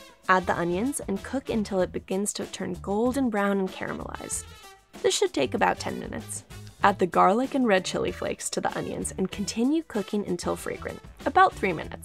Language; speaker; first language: English; native; English